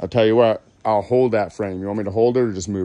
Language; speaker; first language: English; native; English